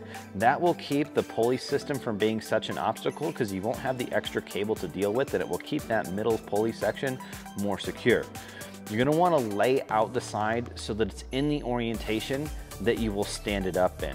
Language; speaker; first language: English; native; English